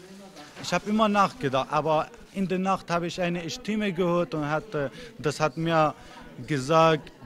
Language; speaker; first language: German; non-native, fluent; Persian